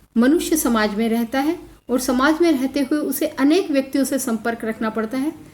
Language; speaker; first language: Hindi; native; Hindi